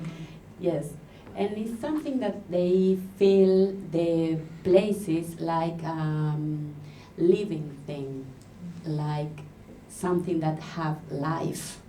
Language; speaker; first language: English; non-native, learner; Spanish